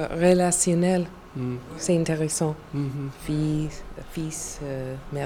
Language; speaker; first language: French; non-native, learner; English